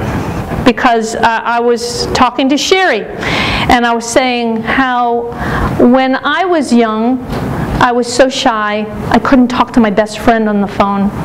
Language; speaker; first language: English; native; English